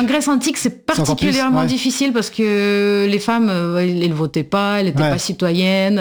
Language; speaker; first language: French; non-native, fluent; Russian